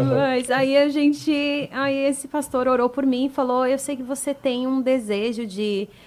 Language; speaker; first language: Portuguese; native; Portuguese